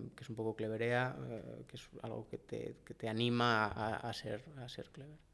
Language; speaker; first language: Spanish; native; Spanish